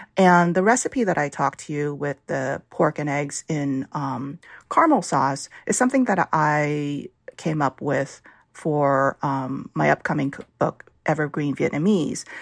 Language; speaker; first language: English; early bilingual, other home language; Vietnamese